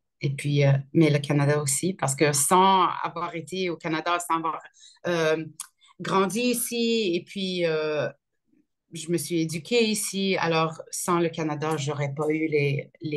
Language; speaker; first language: French; early bilingual, other home language; Arabic